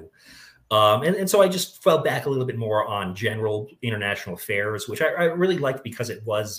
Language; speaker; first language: English; native; English